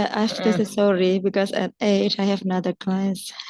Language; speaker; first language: English; non-native, fluent; Indonesian